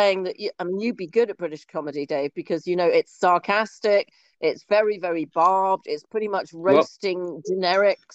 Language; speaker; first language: English; native; English